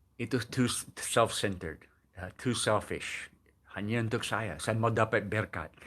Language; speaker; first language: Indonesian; non-native, fluent; English